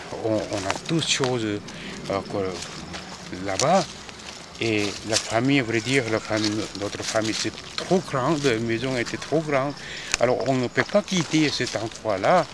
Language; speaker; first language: French; non-native, fluent; Korean